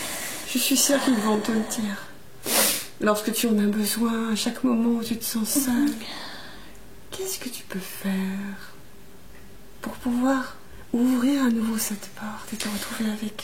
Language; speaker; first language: French; native; French